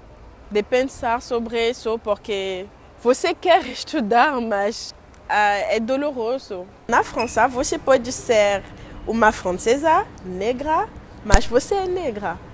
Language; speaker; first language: Portuguese; non-native, learner; French